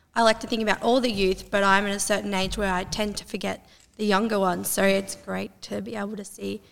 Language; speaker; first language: English; native; English